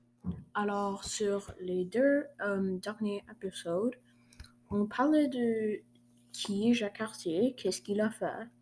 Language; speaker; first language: French; non-native, learner; English